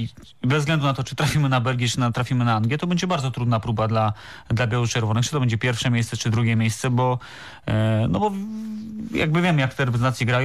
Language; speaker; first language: Polish; native; Polish